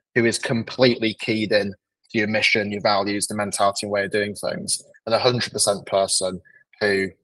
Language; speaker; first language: English; native; English